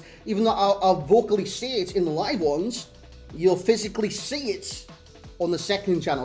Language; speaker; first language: English; native; English